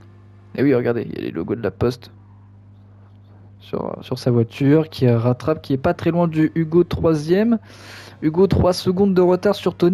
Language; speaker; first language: French; native; French